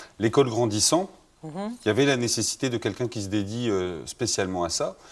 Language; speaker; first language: French; native; French